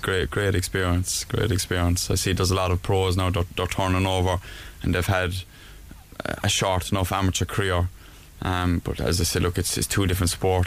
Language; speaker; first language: English; native; English